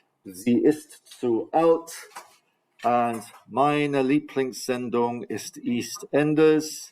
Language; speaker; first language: German; non-native, fluent; English